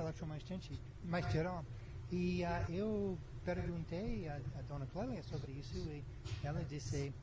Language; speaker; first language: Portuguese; non-native, learner; English